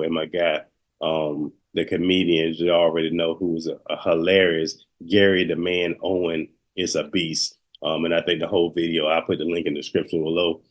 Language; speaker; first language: English; native; English